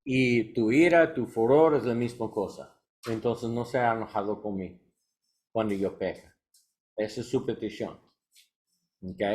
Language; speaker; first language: Spanish; non-native, learner; English